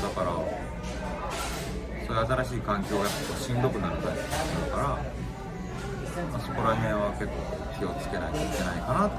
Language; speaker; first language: Japanese; native; Japanese